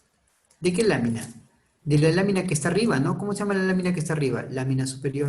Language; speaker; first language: Spanish; native; Spanish